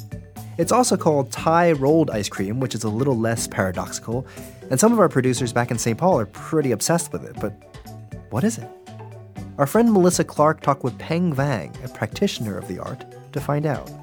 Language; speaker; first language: English; native; English